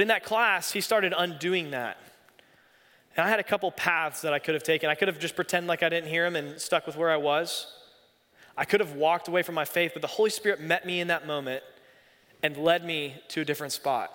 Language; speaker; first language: English; native; English